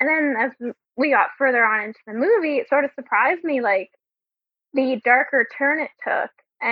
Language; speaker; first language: English; native; English